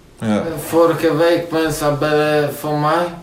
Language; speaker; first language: Dutch; non-native, learner; Polish